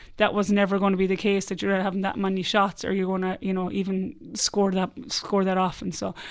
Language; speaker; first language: English; native; English